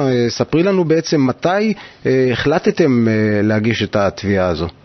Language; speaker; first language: Hebrew; native; Hebrew